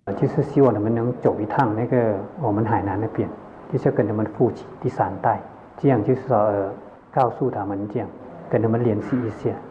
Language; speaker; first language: Chinese; early bilingual, heritage; Chinese